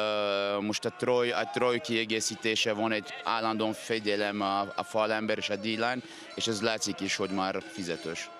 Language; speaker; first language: Hungarian; non-native, learner; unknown